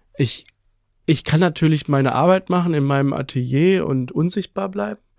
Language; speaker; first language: German; early bilingual, other home language; Persian